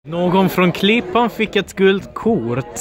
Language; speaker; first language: Swedish; early bilingual, other home language; Polish